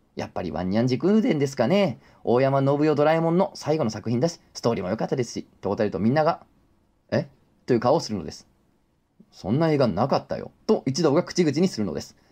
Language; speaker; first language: Japanese; native; Japanese